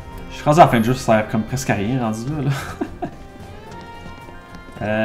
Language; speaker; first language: French; native; French